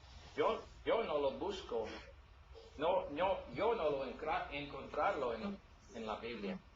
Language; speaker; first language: Spanish; non-native, learner; English